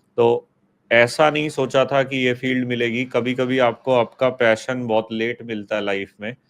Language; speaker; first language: Hindi; native; Hindi